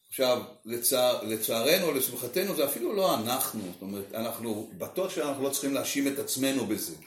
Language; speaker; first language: Hebrew; native; Hebrew